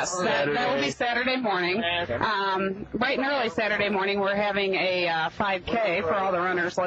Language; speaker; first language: English; native; English